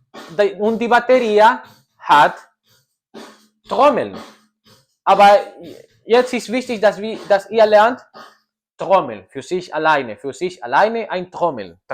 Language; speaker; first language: German; non-native, learner; Spanish